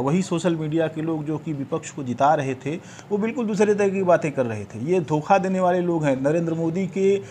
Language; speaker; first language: Hindi; native; Hindi